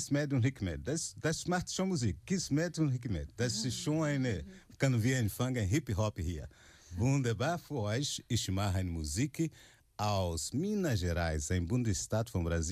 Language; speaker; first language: German; non-native, fluent; Portuguese